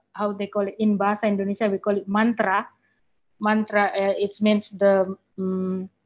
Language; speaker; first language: English; non-native, fluent; Indonesian